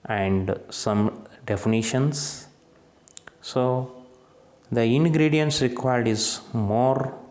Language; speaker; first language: English; non-native, local second language; Kannada